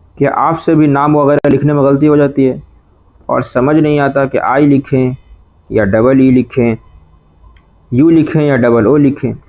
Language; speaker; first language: Urdu; native; Urdu